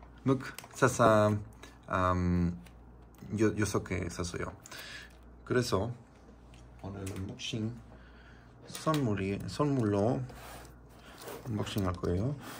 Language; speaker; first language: Korean; non-native, learner; Spanish